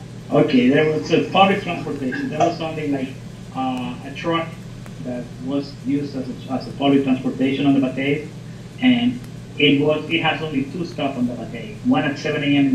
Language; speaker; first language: English; non-native, fluent; Spanish